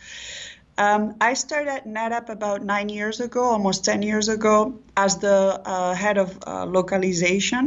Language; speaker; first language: English; non-native, fluent; Catalan